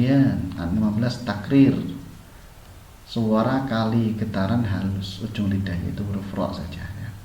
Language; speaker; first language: Indonesian; native; Indonesian